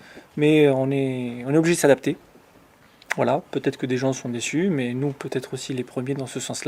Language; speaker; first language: French; native; French